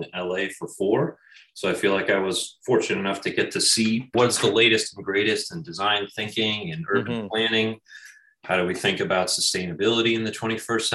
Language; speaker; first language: English; native; English